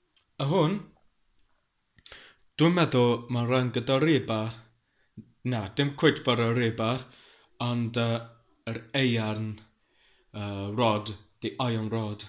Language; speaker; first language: Welsh; non-native, learner; English